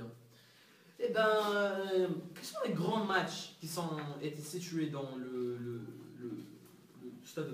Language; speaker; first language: French; non-native, fluent; Arabic